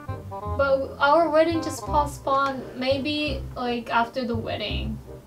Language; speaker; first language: English; non-native, fluent; Japanese